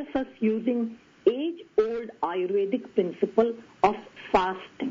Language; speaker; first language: English; non-native, local second language; Tamil